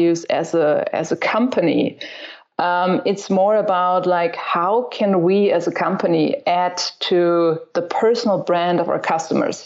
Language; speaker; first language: English; non-native, fluent; German